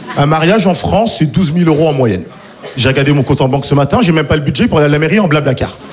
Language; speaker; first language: French; native; French